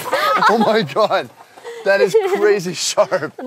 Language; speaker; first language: English; native; English